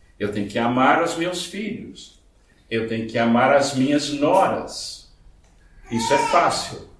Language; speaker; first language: Portuguese; non-native, fluent; English